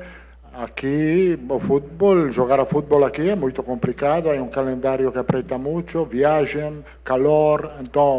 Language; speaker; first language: Portuguese; non-native, learner; Italian